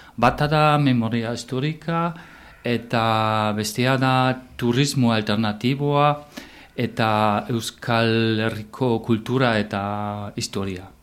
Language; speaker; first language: Basque; non-native, fluent; German